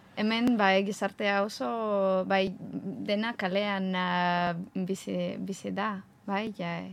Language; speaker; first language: Basque; non-native, learner; Ukrainian